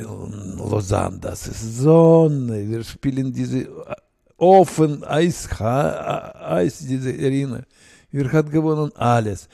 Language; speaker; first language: German; non-native, learner; Russian